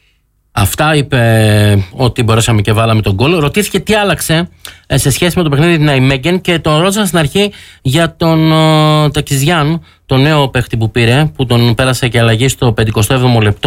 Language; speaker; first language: Greek; native; Greek